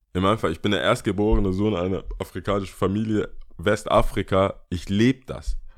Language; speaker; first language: German; early bilingual, other home language; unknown